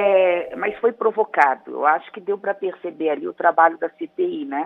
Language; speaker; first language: Portuguese; native; Portuguese